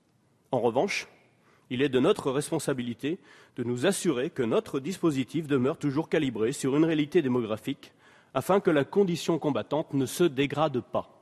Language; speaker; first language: French; native; French